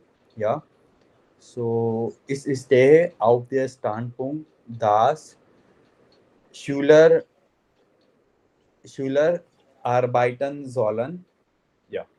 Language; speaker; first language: German; non-native, fluent; Hindi